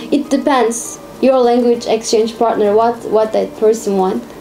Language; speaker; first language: English; non-native, fluent; Turkish